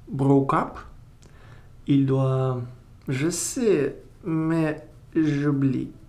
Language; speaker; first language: French; non-native, learner; Russian